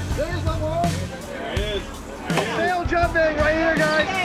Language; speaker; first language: English; native; English